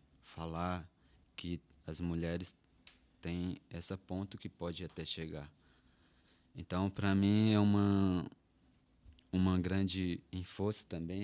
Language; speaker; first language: Portuguese; non-native, local second language; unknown